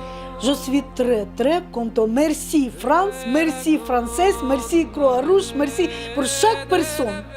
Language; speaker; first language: French; non-native, learner; Russian